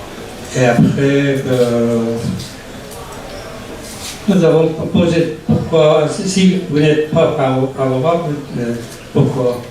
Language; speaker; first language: French; non-native, learner; Persian